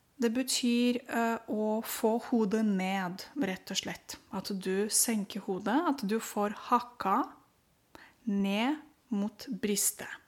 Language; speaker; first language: Norwegian; non-native, fluent; Romanian